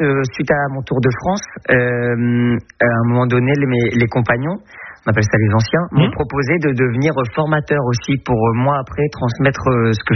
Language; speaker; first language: French; native; French